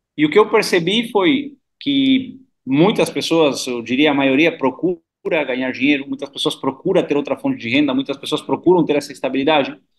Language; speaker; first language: Portuguese; non-native, fluent; Spanish